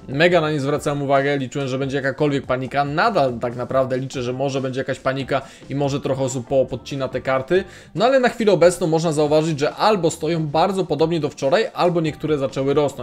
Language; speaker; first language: Polish; native; Polish